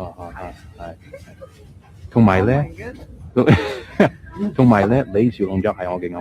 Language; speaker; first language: Cantonese; non-native, learner; English